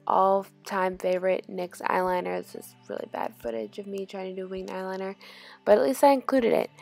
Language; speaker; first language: English; native; English